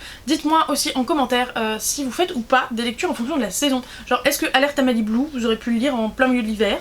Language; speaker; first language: French; native; French